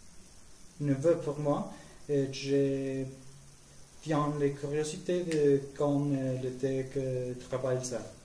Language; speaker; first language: French; non-native, learner; Spanish